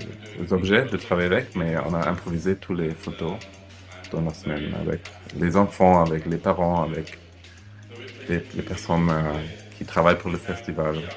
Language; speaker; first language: French; non-native, fluent; German